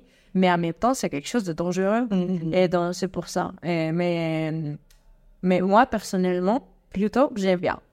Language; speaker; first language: French; non-native, fluent; Spanish